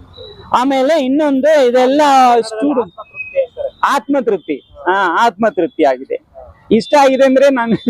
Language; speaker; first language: Kannada; non-native, local second language; Tamil